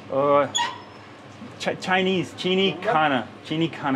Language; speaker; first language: Hindi; non-native, learner; English